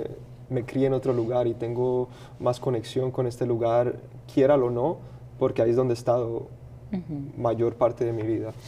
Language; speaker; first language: Spanish; early bilingual, heritage; Spanish